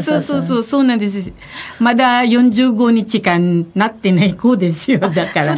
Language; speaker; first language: Japanese; non-native, fluent; Filipino